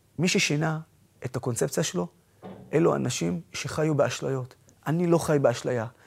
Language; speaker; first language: Hebrew; non-native, local second language; Arabic